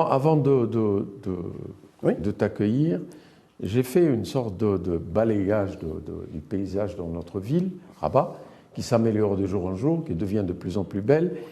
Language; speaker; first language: French; non-native, local second language; Arabic